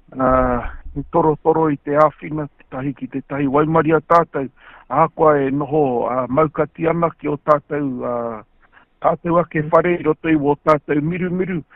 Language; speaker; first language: Māori; native; Māori